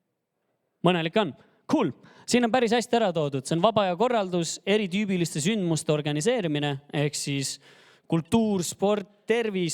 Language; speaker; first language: Estonian; native; Estonian